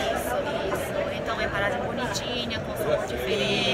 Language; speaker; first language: Portuguese; non-native, learner; Japanese